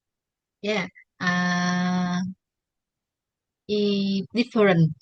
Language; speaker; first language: English; non-native, learner; Vietnamese